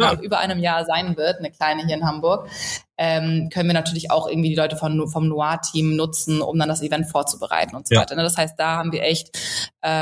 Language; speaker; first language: German; native; German